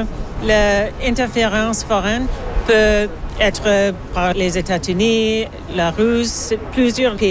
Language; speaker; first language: French; non-native, learner; English